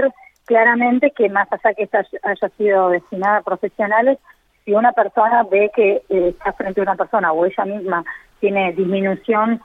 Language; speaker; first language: Spanish; native; Spanish